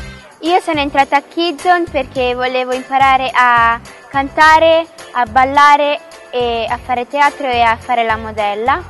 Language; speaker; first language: Italian; early bilingual, other home language; Filipino